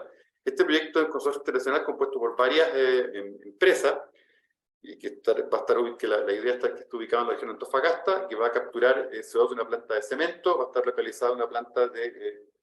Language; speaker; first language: Spanish; native; Spanish